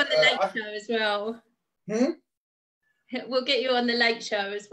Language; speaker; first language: English; native; English